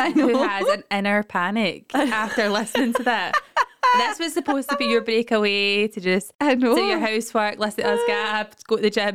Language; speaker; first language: English; native; English